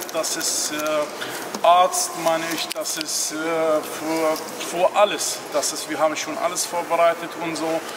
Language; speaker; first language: German; non-native, learner; Arabic